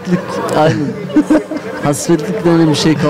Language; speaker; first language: Turkish; early bilingual, heritage; Turkish